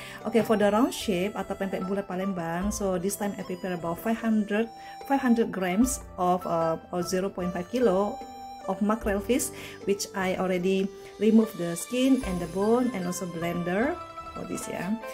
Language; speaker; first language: English; non-native, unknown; Indonesian